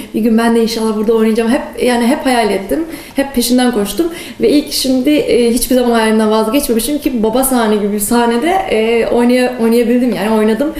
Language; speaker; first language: Turkish; early bilingual, heritage; Turkish